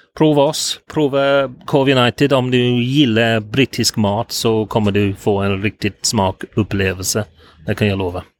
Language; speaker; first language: Swedish; non-native, fluent; English